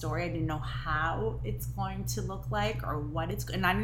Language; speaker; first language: English; non-native, fluent; Hebrew